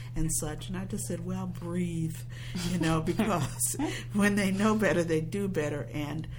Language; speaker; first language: English; native; English